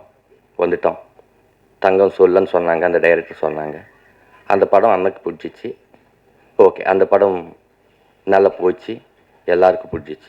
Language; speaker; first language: Tamil; non-native, learner; Telugu